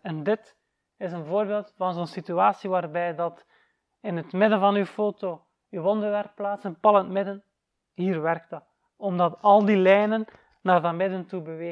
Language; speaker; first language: Dutch; native; Dutch